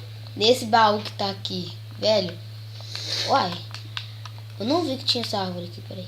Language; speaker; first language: Portuguese; native; Portuguese